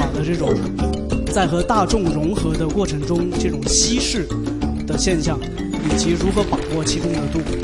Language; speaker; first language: Chinese; native; Chinese